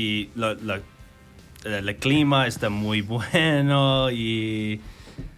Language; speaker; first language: Spanish; non-native, learner; English